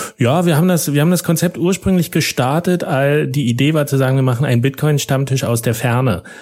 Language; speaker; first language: German; native; German